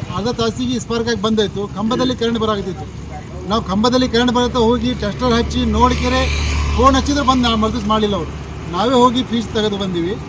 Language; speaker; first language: Kannada; non-native, local second language; Urdu